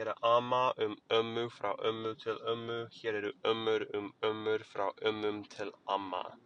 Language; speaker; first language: Icelandic; non-native, learner; English